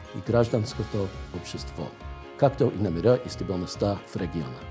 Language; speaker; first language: Bulgarian; non-native, learner; English